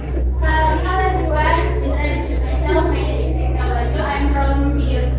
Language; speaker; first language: English; non-native, learner; Indonesian